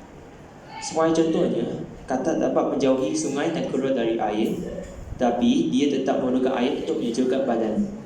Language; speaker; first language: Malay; non-native, local second language; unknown